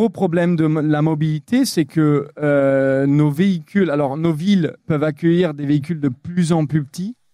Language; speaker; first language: French; native; French